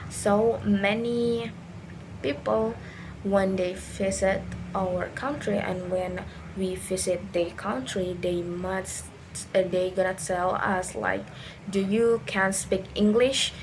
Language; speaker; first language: English; non-native, learner; Indonesian